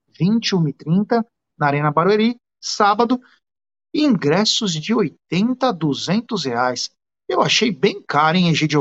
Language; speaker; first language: Portuguese; native; Portuguese